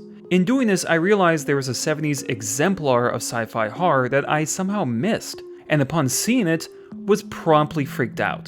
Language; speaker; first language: English; native; English